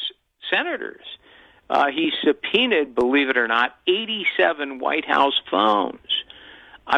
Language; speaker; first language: English; native; English